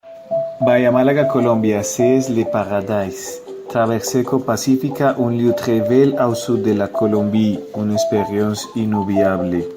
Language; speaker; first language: French; non-native, learner; Spanish